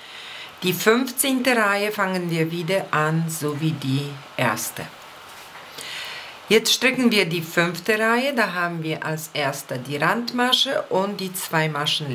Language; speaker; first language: German; non-native, fluent; Polish